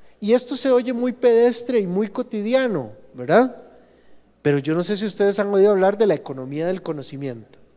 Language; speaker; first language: Spanish; native; Spanish